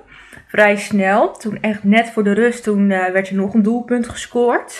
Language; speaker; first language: Dutch; native; Dutch